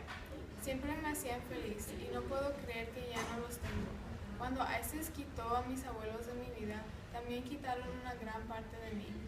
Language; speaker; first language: Spanish; non-native, learner; English